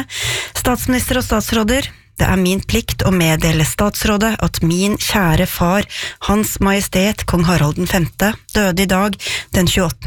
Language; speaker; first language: Norwegian; native; Norwegian